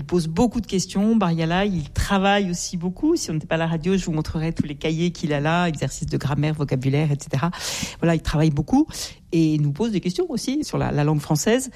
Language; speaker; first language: French; native; French